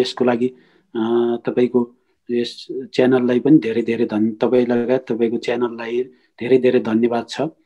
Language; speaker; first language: Nepali; native; Nepali